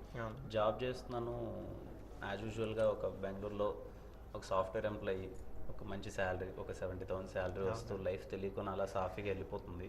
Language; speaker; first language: Telugu; native; Telugu